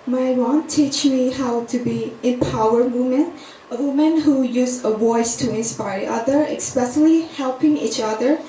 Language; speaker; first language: English; non-native, learner; Khmer